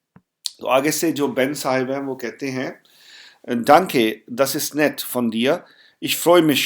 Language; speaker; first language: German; non-native, fluent; Urdu